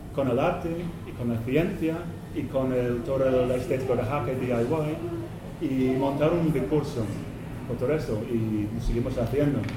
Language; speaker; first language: Spanish; non-native, fluent; English